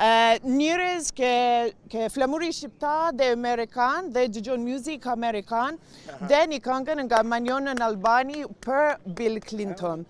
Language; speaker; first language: Albanian; non-native, learner; English